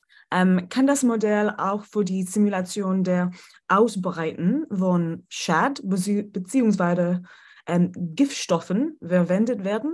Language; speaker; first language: German; non-native, learner; English